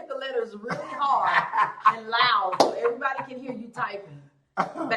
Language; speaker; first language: English; native; English